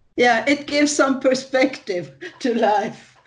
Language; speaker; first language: English; non-native, fluent; Swedish